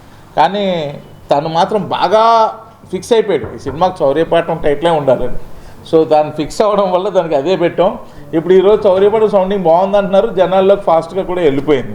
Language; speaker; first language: Telugu; native; Telugu